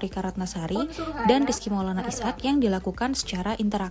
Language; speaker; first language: Indonesian; native; Indonesian